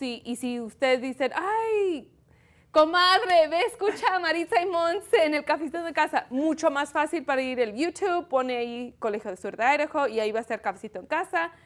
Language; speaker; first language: Spanish; early bilingual, heritage; Spanish